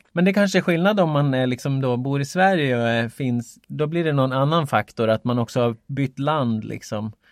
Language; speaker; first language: Swedish; native; Swedish